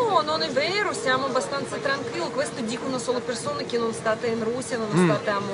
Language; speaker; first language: Italian; non-native, learner; Russian